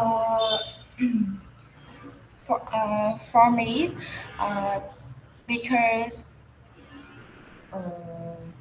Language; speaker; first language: English; non-native, learner; Vietnamese